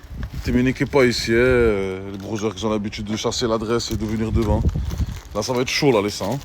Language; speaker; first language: French; native; French